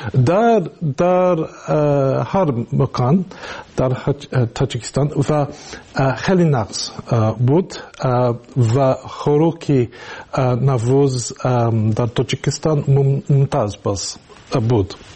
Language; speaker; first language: Persian; non-native, learner; English